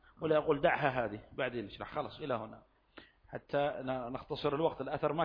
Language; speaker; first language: Arabic; native; Arabic